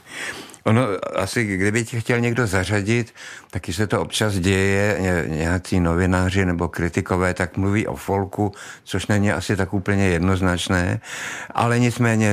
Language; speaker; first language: Czech; native; Czech